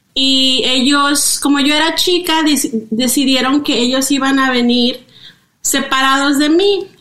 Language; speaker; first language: Spanish; early bilingual, heritage; Spanish